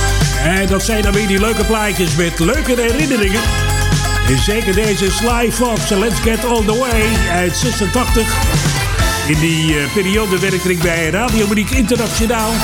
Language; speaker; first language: Dutch; native; Dutch